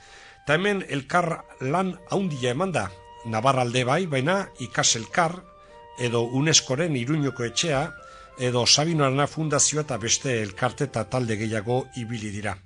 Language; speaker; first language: Basque; native; Basque